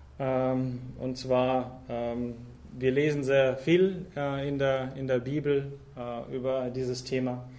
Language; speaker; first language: German; non-native, fluent; Russian